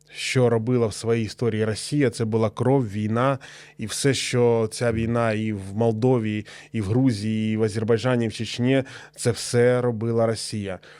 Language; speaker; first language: Ukrainian; non-native, local second language; Russian